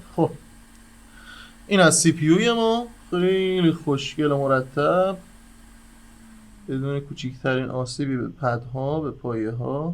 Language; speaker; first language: Persian; native; Persian